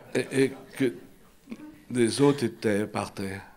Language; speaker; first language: French; native; French